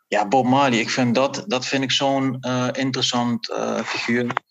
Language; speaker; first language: Dutch; native; Dutch